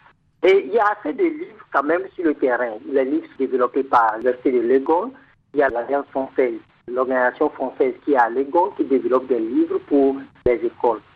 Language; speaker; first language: French; non-native, fluent; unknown